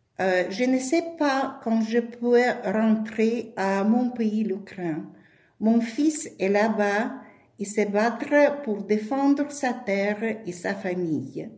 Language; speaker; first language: French; non-native, learner; Ukrainian